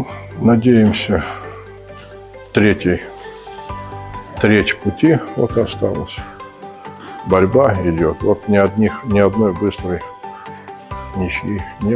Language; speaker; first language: Russian; native; Russian